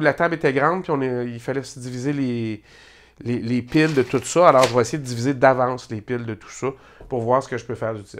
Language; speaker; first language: French; native; French